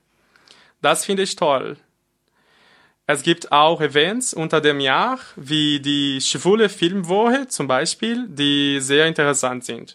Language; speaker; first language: German; non-native, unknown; Portuguese